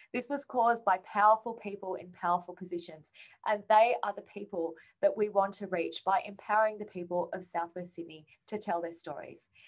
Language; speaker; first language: English; native; English